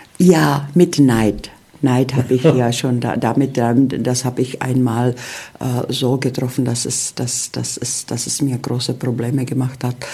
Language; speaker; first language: German; early bilingual, heritage; Czech